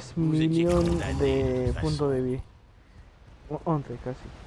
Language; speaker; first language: Spanish; non-native, learner; French